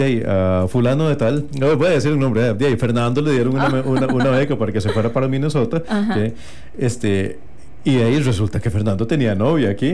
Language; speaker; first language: Spanish; native; Spanish